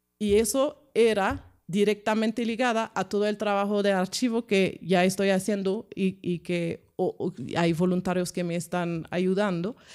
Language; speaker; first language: Spanish; non-native, fluent; French